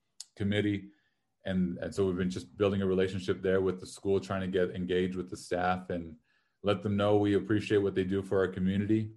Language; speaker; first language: English; native; English